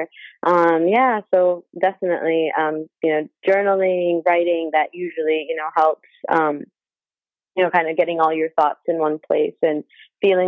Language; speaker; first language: English; native; English